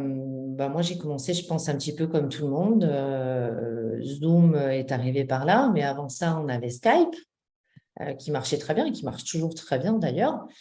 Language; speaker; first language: French; native; French